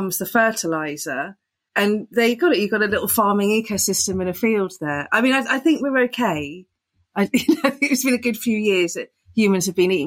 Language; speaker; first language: English; native; English